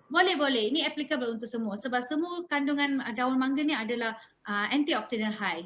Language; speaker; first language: Malay; non-native, local second language; Tamil